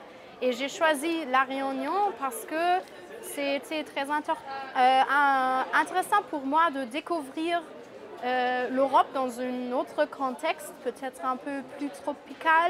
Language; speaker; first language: French; non-native, fluent; German